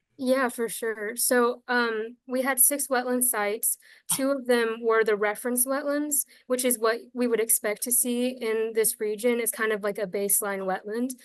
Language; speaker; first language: English; native; English